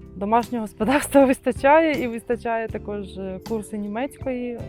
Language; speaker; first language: Ukrainian; native; Ukrainian